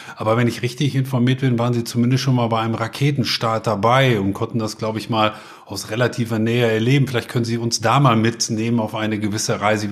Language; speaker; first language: German; native; German